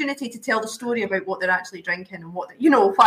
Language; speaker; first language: English; native; English